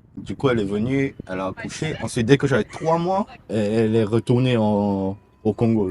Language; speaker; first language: French; non-native, local second language; Korean